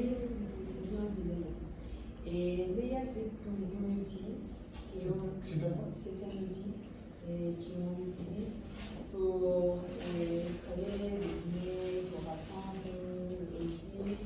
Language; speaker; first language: French; non-native, learner; Spanish